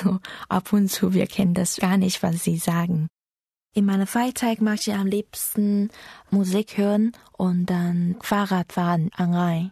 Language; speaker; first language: German; non-native, learner; Chinese